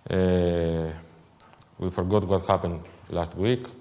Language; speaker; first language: English; non-native, fluent; Greek